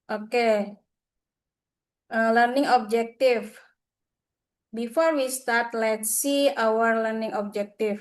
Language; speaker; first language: English; non-native, learner; Indonesian